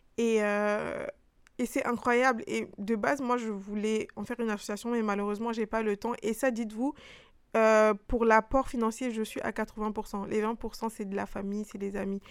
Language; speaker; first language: French; early bilingual, other home language; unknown